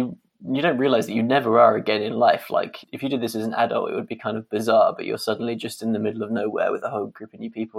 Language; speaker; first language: English; native; English